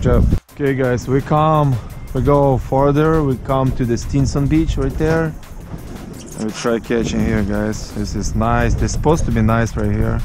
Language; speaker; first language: English; non-native, learner; Russian